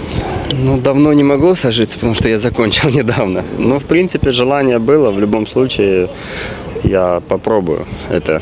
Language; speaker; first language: Russian; native; Russian